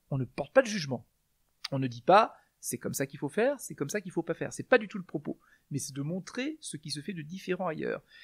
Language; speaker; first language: French; native; French